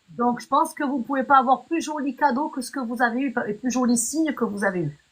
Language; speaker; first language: French; native; French